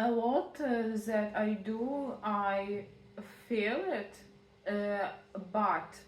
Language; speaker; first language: English; non-native, learner; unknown